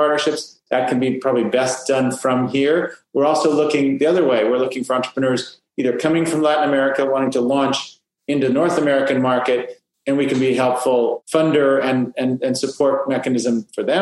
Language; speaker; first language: English; native; English